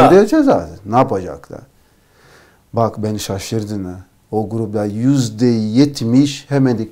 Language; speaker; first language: Turkish; non-native, learner; Portuguese